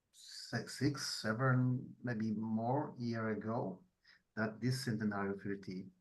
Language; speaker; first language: English; non-native, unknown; Polish